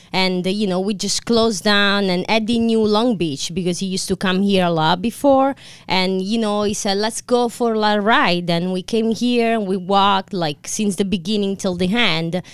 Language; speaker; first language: English; non-native, fluent; Italian